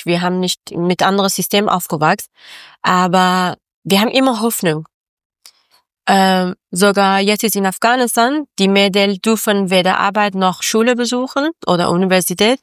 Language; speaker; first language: German; non-native, learner; Persian